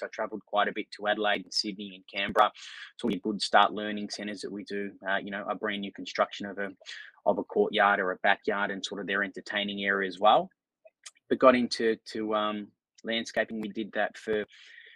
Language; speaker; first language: English; native; English